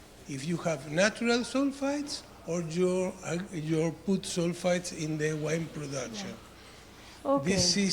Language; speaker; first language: English; non-native, fluent; Spanish